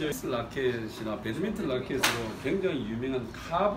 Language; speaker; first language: Korean; native; Korean